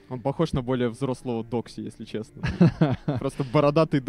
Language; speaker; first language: Russian; native; Russian